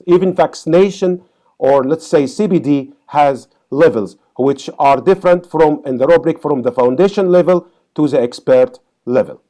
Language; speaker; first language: English; non-native, fluent; Arabic